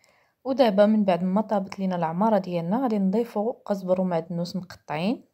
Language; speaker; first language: Arabic; native; Arabic